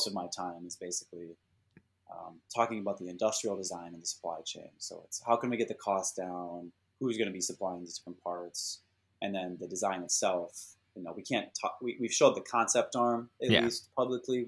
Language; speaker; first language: English; native; English